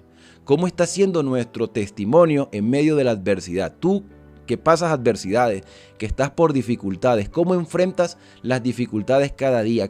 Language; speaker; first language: Spanish; native; Spanish